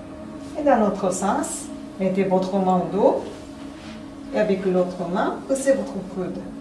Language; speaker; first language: French; non-native, fluent; Japanese